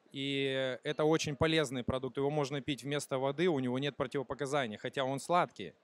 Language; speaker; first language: Russian; native; Russian